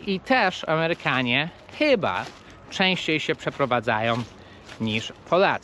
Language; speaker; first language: Polish; non-native, fluent; English